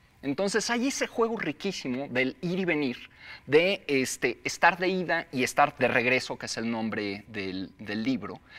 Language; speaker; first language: Spanish; native; Spanish